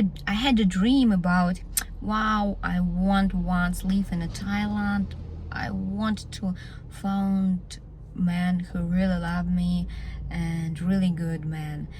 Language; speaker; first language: English; non-native, learner; Russian